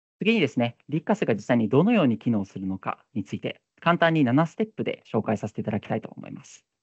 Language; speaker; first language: Japanese; native; Japanese